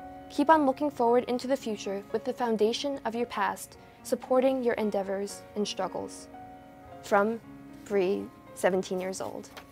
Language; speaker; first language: English; early bilingual, other home language; Chinese